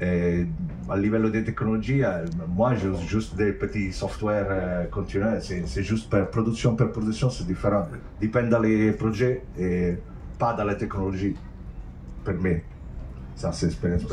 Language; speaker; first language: French; non-native, fluent; Italian